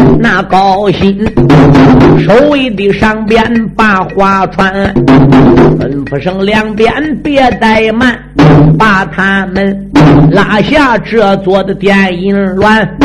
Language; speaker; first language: Chinese; native; Chinese